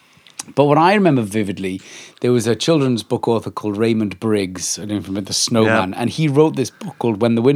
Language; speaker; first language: English; native; English